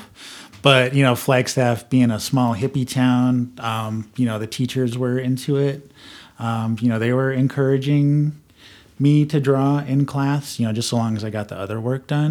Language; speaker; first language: English; native; English